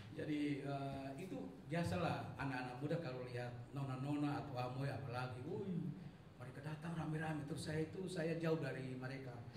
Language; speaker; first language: Indonesian; non-native, local second language; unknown